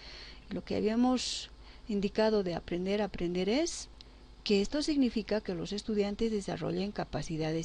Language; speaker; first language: Spanish; native; Spanish